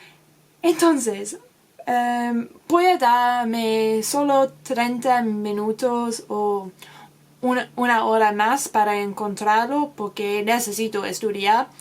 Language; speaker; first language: Spanish; non-native, learner; English